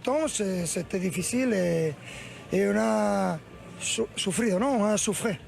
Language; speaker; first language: French; non-native, learner; Spanish